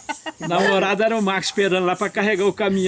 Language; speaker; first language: Portuguese; native; Portuguese